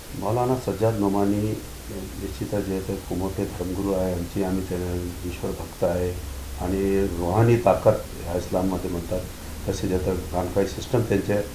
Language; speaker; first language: Marathi; non-native, local second language; Urdu